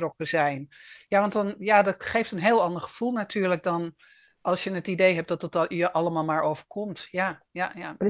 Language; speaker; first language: Dutch; native; Dutch